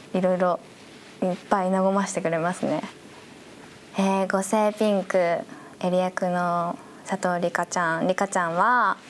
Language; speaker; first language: Japanese; native; Japanese